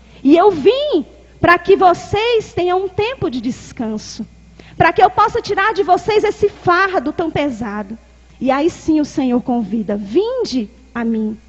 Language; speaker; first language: Portuguese; native; Portuguese